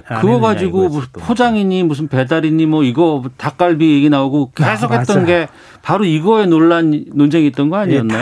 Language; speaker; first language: Korean; native; Korean